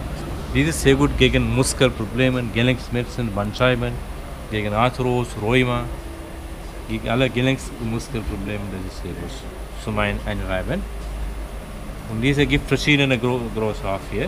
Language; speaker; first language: German; non-native, learner; Sinhala